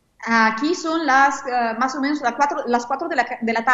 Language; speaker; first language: Spanish; non-native, fluent; Italian